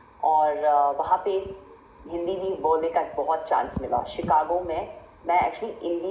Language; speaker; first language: Hindi; non-native, fluent; English